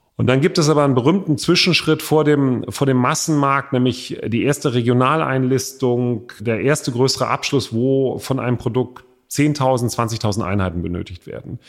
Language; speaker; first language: German; native; German